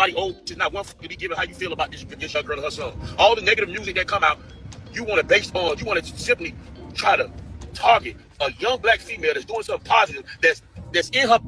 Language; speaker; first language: English; native; English